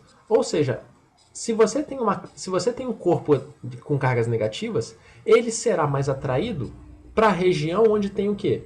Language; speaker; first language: Portuguese; native; Portuguese